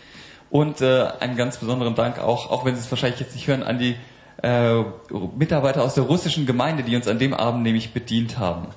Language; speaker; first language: German; native; German